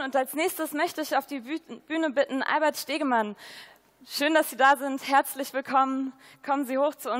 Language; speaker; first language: German; native; German